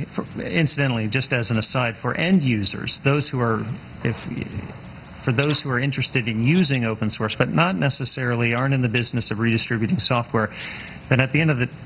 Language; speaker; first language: English; native; English